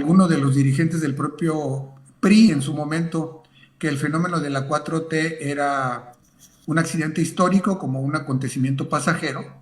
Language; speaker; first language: Spanish; native; Spanish